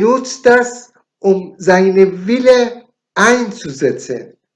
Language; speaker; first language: German; non-native, learner; Persian